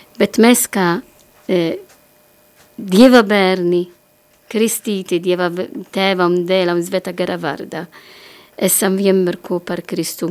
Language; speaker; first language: Latvian; non-native, learner; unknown